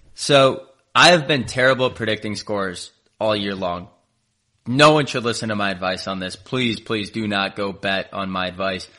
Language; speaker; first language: English; native; English